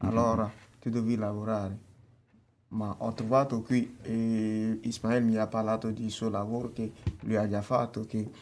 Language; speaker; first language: Italian; non-native, fluent; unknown